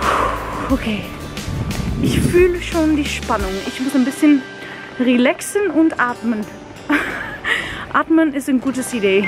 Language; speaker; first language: German; non-native, fluent; Dutch